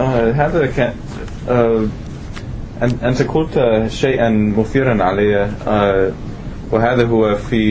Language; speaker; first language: Arabic; non-native, learner; English